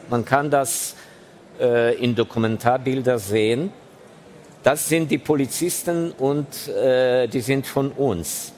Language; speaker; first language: German; non-native, fluent; Ukrainian